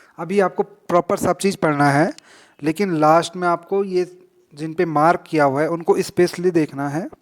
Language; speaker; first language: Hindi; native; Hindi